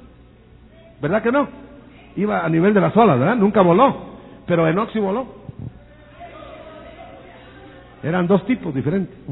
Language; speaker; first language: Spanish; native; Spanish